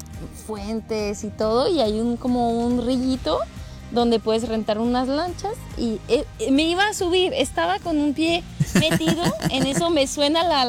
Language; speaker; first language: Spanish; non-native, fluent; French